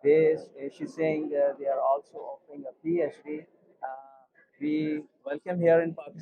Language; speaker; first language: English; non-native, local second language; Urdu